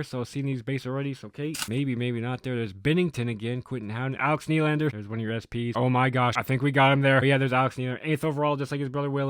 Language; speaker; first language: English; native; English